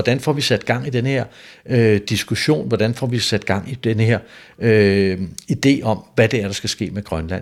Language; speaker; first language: Danish; native; Danish